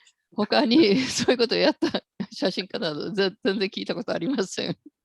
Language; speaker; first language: Japanese; non-native, fluent; English